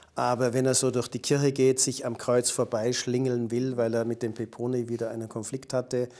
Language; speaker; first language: German; native; German